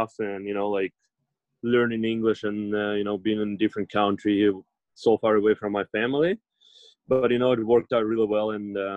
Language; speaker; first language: English; non-native, fluent; Russian